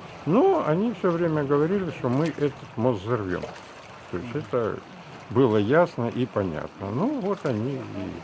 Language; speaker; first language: Russian; native; Russian